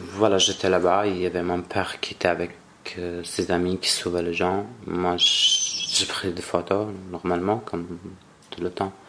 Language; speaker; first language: French; non-native, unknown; Arabic